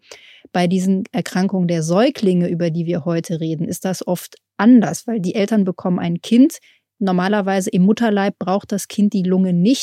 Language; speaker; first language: German; native; German